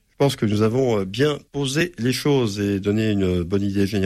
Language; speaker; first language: French; native; French